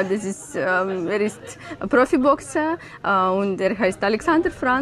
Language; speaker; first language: German; non-native, learner; Ukrainian